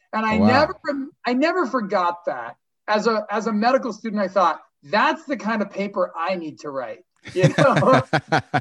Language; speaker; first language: English; native; English